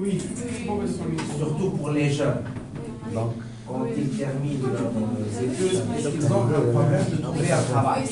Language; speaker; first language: French; non-native, local second language; Arabic